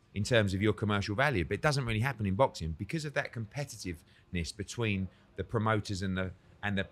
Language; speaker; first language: English; native; English